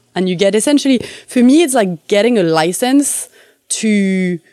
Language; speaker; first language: English; non-native, fluent; French